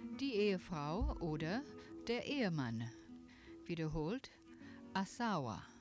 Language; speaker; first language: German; non-native, fluent; Filipino